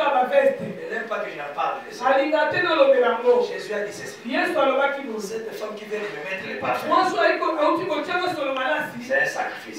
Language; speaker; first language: French; non-native, local second language; Lingala